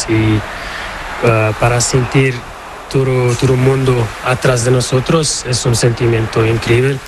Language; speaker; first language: Spanish; non-native, learner; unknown